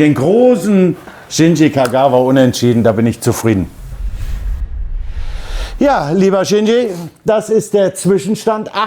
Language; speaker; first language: German; native; German